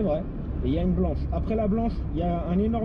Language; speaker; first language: French; native; French